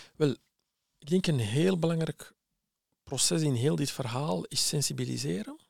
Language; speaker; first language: Dutch; early bilingual, other home language; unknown